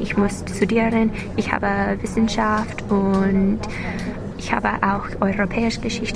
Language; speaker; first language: German; non-native, learner; English